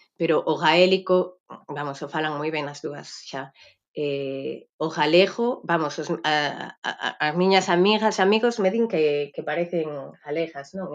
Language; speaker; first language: Galician; native; Galician